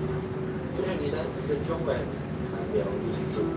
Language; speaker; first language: Chinese; non-native, learner; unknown